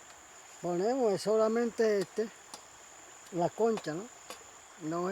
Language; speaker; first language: Spanish; non-native, local second language; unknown